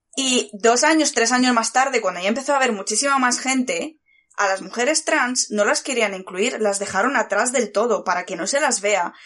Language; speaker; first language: Spanish; early bilingual, other home language; Bulgarian